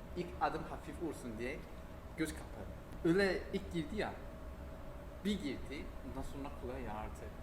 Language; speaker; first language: Turkish; non-native, learner; Korean